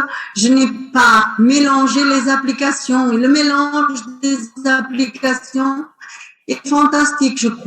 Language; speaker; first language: French; non-native, fluent; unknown